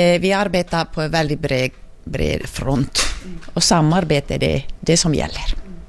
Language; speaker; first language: Swedish; non-native, local second language; Finnish